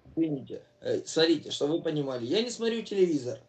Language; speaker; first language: Russian; native; Russian